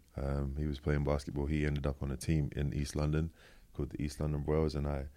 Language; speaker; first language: English; native; English